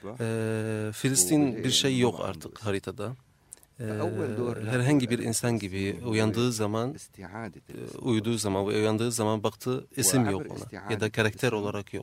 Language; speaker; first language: Turkish; non-native, fluent; Arabic